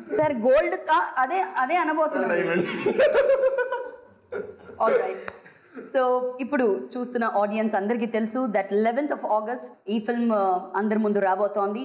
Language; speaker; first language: Telugu; native; Telugu